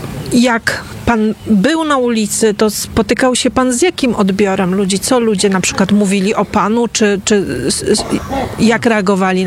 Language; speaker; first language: Polish; native; Polish